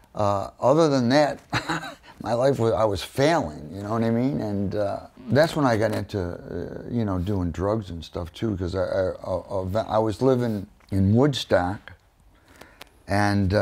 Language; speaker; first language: English; native; English